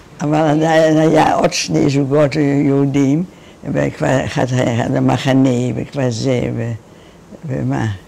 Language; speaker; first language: Hebrew; non-native, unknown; Dutch